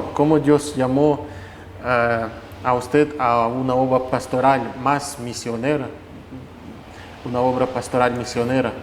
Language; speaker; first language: Spanish; non-native, fluent; Russian